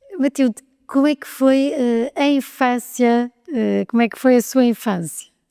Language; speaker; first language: Portuguese; native; Portuguese